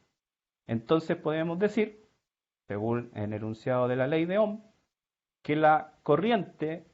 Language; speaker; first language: Spanish; native; Spanish